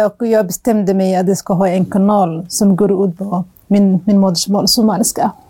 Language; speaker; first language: Swedish; non-native, fluent; Somali